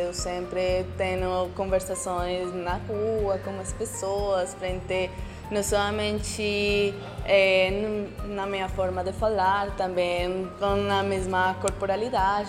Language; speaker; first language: Portuguese; non-native, fluent; Spanish